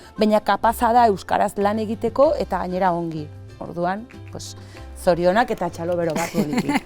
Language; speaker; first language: Basque; non-native, local second language; Spanish